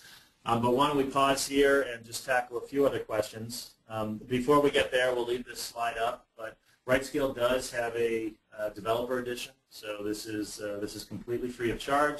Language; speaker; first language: English; native; English